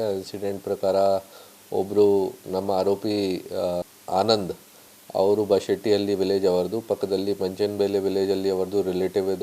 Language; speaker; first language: Kannada; non-native, fluent; Hindi